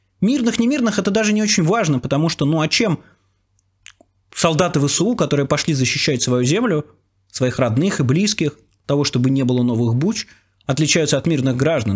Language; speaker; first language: Russian; native; Russian